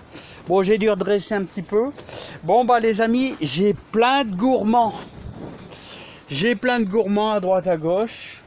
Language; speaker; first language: French; native; French